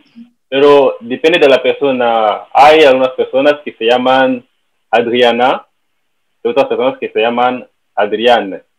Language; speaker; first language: Spanish; non-native, learner; French